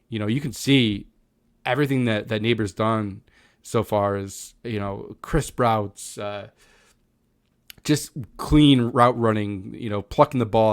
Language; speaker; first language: English; native; English